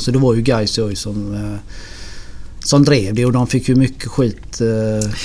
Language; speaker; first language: Swedish; native; Swedish